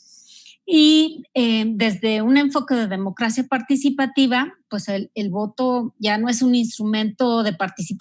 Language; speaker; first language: Spanish; native; Spanish